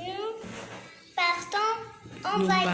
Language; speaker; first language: French; non-native, learner; Arabic